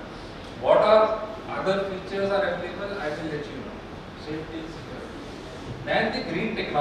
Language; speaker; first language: English; non-native, local second language; Hindi